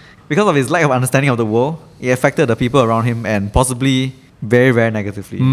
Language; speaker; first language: English; native; English